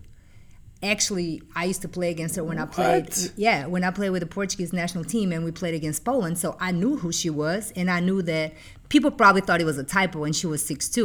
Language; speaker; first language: English; non-native, fluent; Portuguese